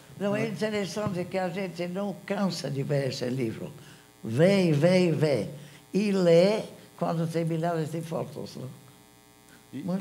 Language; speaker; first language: Portuguese; non-native, fluent; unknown